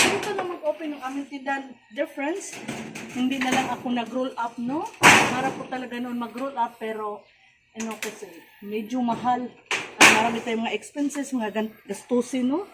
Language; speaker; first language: Filipino; non-native, local second language; Cebuano